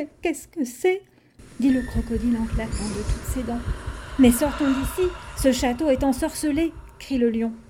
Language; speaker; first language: French; non-native, fluent; English